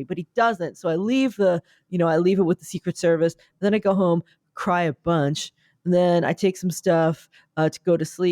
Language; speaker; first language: English; native; English